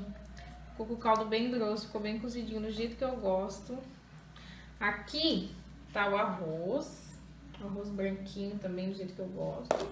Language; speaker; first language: Portuguese; native; Portuguese